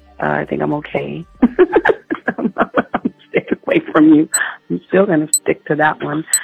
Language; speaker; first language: English; native; English